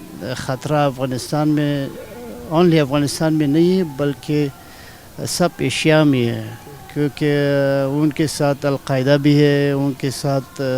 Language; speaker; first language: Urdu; non-native, learner; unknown